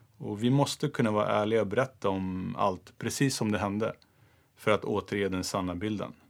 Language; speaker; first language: Swedish; early bilingual, other home language; Turoyo